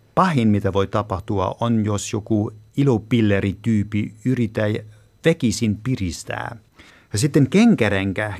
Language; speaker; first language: Finnish; non-native, fluent; German